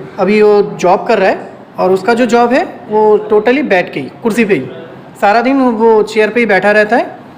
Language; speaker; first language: Hindi; non-native, local second language; Bangla